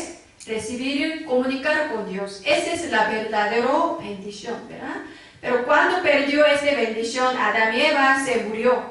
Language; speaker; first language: Spanish; non-native, learner; Korean